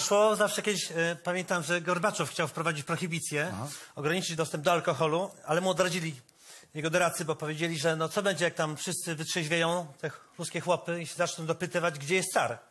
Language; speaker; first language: Polish; native; Polish